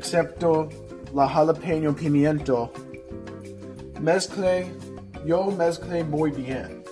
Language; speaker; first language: Spanish; non-native, learner; English